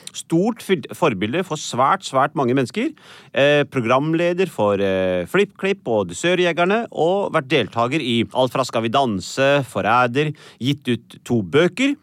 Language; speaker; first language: Norwegian; early bilingual, other home language; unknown